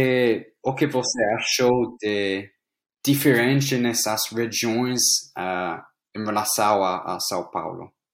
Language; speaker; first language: Portuguese; non-native, fluent; English